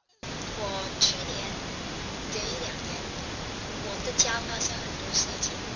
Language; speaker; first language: Chinese; non-native, fluent; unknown